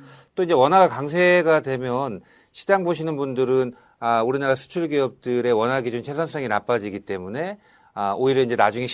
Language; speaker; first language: Korean; native; Korean